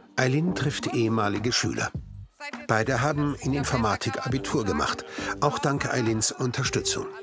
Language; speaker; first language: German; native; German